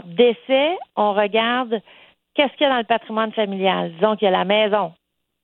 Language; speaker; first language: French; native; French